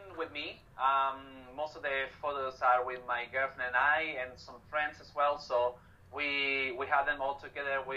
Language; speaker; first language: English; non-native, fluent; Spanish